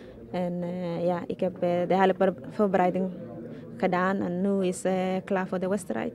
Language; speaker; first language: Dutch; non-native, learner; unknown